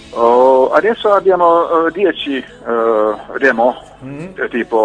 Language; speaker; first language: Italian; non-native, learner; Finnish